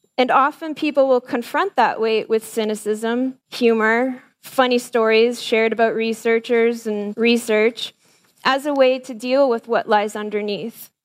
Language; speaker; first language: English; native; English